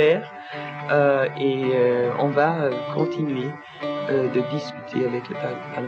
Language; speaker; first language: French; non-native, learner; Danish